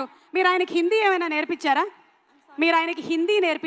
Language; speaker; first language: Telugu; native; Telugu